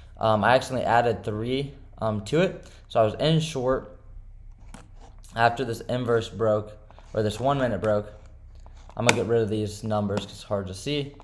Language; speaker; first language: English; native; English